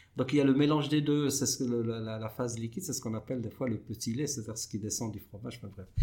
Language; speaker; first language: French; non-native, local second language; Arabic